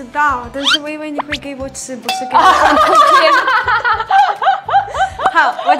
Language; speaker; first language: Chinese; non-native, learner; Ukrainian